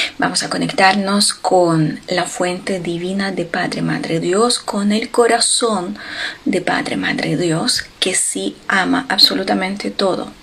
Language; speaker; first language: Spanish; non-native, fluent; Ukrainian